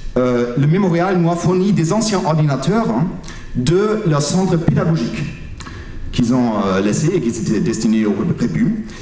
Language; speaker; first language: French; non-native, fluent; German